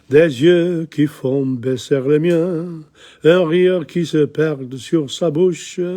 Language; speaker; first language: French; non-native, fluent; English